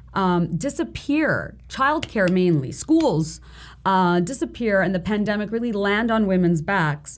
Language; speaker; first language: English; non-native, local second language; Bangla